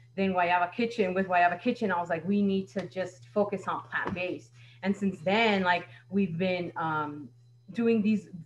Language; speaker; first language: English; native; English